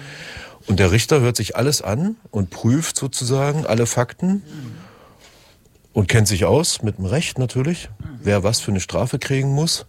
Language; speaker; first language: German; native; German